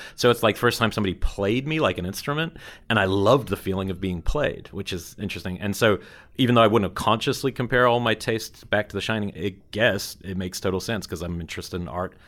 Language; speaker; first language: English; native; English